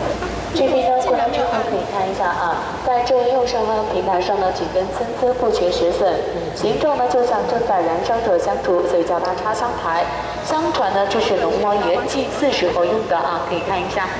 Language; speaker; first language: Chinese; native; Chinese